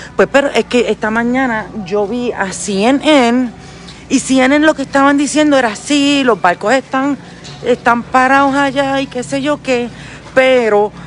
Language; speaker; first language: Spanish; early bilingual, heritage; Spanish